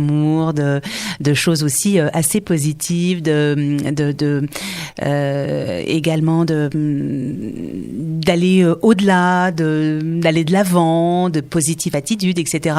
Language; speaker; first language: French; native; French